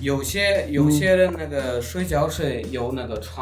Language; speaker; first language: Chinese; non-native, learner; Turkmen